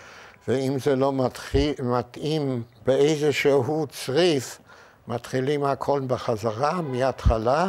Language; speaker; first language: Hebrew; non-native, fluent; Yiddish